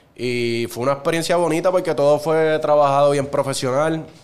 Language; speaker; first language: Spanish; native; Spanish